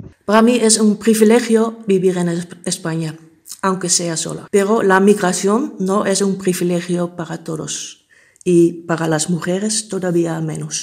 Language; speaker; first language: Spanish; non-native, fluent; Dutch